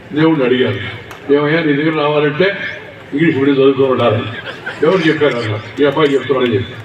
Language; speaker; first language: Telugu; native; Telugu